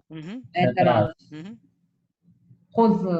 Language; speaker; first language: Arabic; non-native, learner; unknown